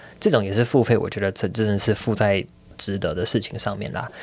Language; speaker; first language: Chinese; native; Chinese